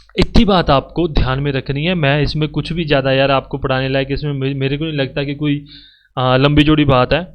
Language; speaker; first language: Hindi; native; Hindi